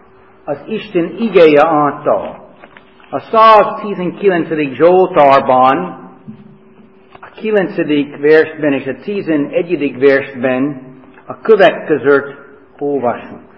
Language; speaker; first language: Hungarian; non-native, fluent; English